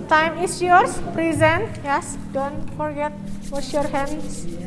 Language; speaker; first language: English; non-native, local second language; Indonesian